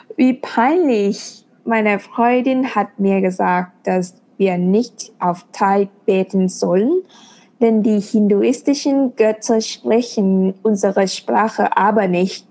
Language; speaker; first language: German; non-native, fluent; Thai